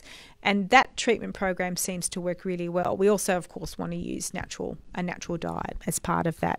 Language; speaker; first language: English; native; English